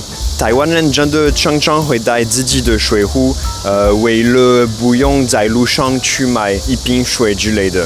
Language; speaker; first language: Chinese; non-native, fluent; French